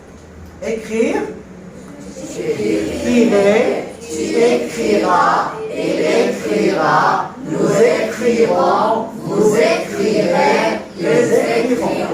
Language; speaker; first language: French; non-native, local second language; Arabic